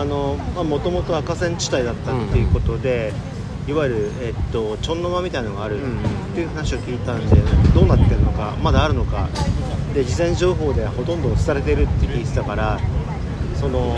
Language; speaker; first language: Japanese; native; Japanese